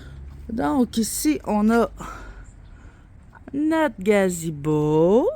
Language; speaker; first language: French; native; French